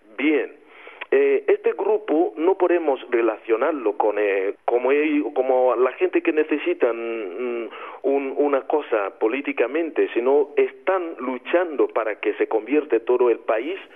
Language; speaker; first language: Spanish; non-native, fluent; Igbo